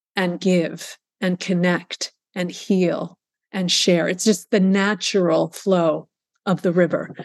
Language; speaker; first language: English; early bilingual, other home language; Russian